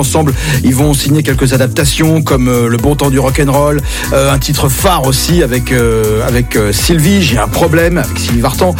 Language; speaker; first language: French; native; French